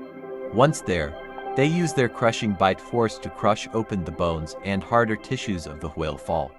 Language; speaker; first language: English; native; English